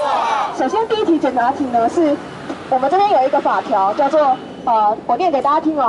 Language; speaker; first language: Chinese; native; Chinese